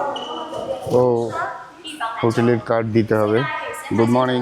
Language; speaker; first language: Bangla; native; Bangla